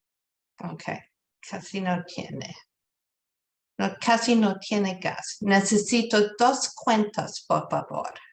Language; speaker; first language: Spanish; non-native, learner; English